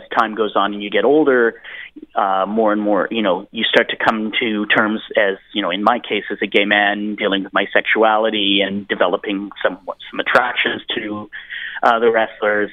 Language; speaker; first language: English; native; English